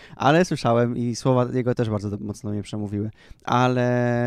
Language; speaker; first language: Polish; native; Polish